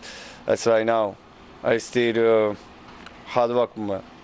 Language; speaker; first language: English; non-native, learner; Japanese